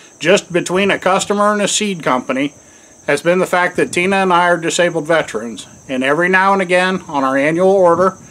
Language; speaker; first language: English; native; English